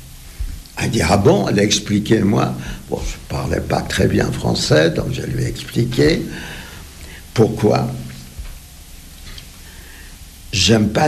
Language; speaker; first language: French; non-native, fluent; Polish